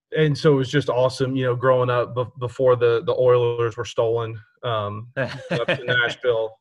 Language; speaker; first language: English; native; English